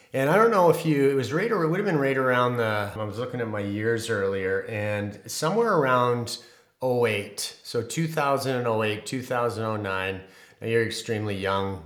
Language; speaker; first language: English; native; English